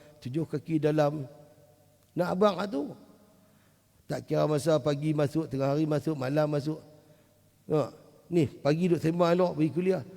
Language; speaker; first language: Malay; native; Malay